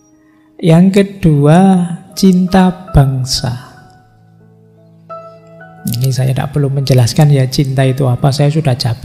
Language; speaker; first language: Indonesian; non-native, local second language; Javanese